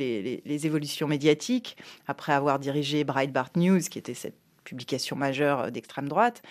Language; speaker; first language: French; native; French